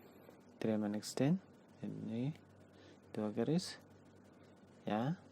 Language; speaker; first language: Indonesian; non-native, learner; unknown